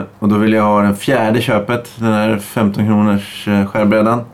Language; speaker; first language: Swedish; native; Swedish